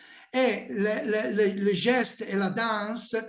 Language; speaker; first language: French; non-native, learner; Italian